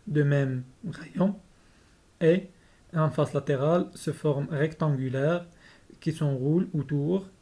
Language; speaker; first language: French; non-native, local second language; Arabic